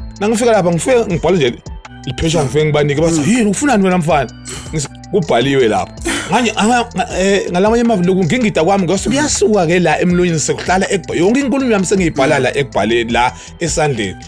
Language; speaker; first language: Zulu; non-native, local second language; Swati